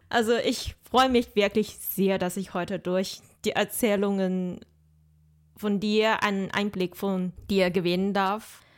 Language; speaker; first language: German; non-native, fluent; Chinese